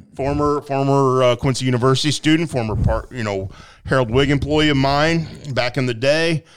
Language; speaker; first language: English; native; English